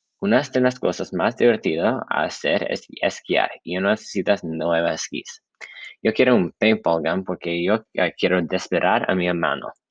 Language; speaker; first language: Spanish; non-native, learner; English